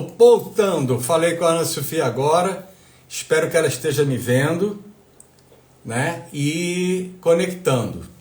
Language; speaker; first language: Portuguese; native; Portuguese